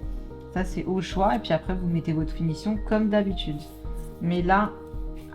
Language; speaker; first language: French; native; French